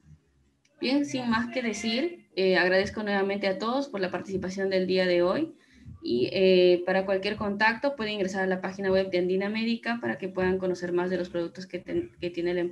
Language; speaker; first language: Spanish; native; Spanish